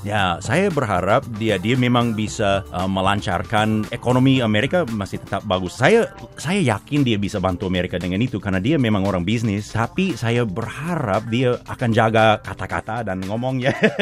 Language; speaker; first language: Indonesian; non-native, fluent; English